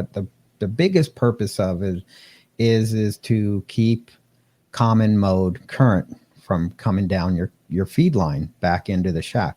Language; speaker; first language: English; native; English